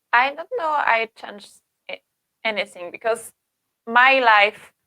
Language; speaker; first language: English; non-native, learner; French